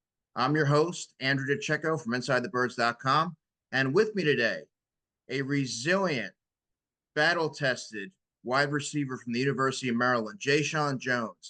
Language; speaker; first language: English; native; English